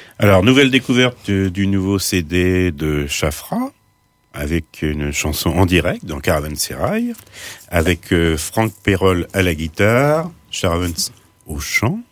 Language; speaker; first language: French; native; French